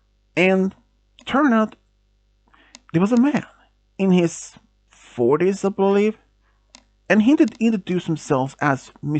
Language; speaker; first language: English; non-native, fluent; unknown